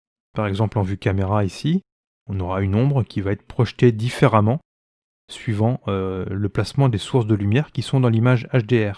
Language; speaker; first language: French; native; French